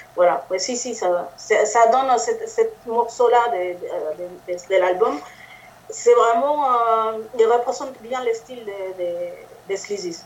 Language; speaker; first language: French; non-native, fluent; Spanish